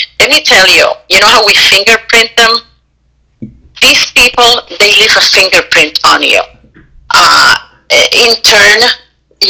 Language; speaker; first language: English; non-native, fluent; Spanish